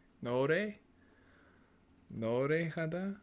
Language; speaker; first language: Korean; non-native, learner; English